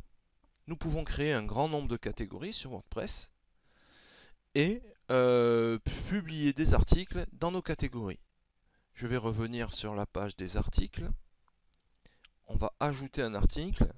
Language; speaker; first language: French; native; French